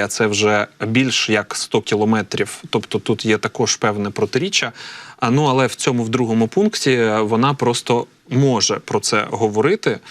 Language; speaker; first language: Ukrainian; native; Ukrainian